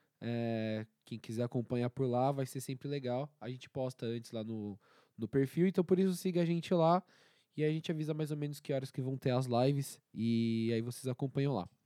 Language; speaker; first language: Portuguese; native; Portuguese